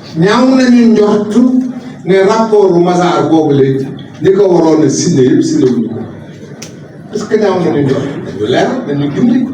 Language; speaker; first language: Wolof; non-native, local second language; Fula